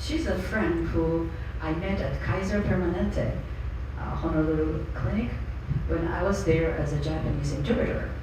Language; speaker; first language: English; non-native, fluent; Japanese